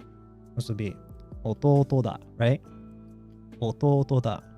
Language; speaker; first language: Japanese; non-native, learner; English